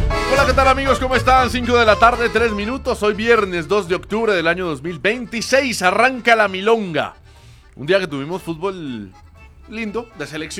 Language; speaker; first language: Spanish; native; Spanish